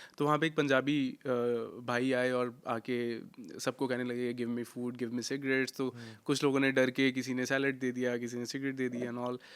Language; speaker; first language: Hindi; non-native, local second language; Punjabi